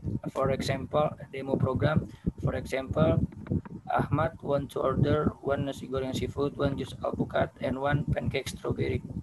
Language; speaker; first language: English; non-native, learner; Indonesian